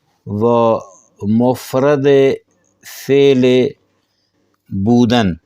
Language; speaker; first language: Persian; non-native, fluent; Urdu